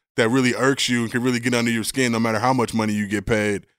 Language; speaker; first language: English; native; English